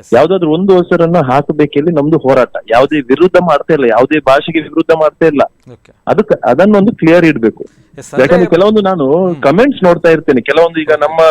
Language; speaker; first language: Kannada; non-native, local second language; Tulu